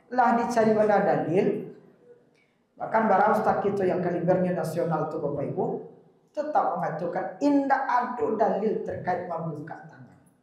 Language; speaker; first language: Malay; non-native, local second language; Minangkabau